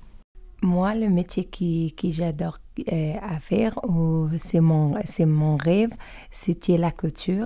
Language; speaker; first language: French; non-native, learner; Arabic